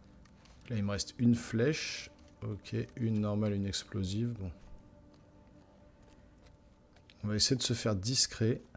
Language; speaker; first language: French; native; French